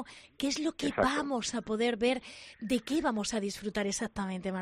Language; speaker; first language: Spanish; native; Spanish